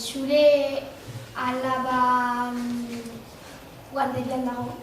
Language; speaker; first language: Basque; non-native, local second language; Spanish